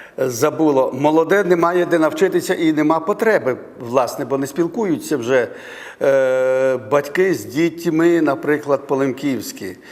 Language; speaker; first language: Ukrainian; native; Ukrainian